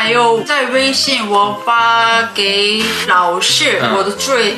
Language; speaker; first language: Chinese; non-native, learner; Korean